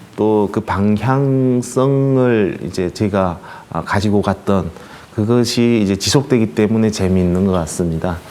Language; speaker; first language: Korean; native; Korean